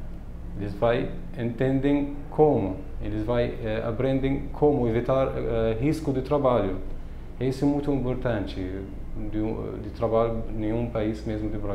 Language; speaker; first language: Portuguese; non-native, learner; Arabic